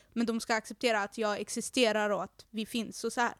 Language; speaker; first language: Swedish; native; Swedish